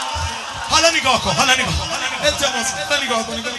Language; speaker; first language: Persian; native; Persian